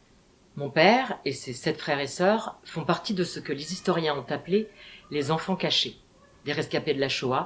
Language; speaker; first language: French; native; French